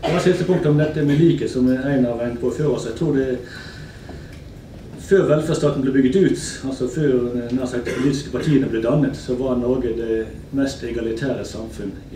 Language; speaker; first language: Norwegian; native; Norwegian